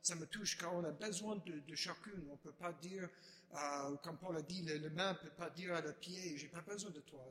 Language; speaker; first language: French; non-native, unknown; English